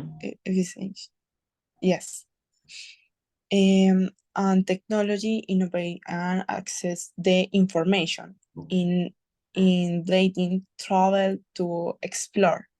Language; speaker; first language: English; non-native, learner; Spanish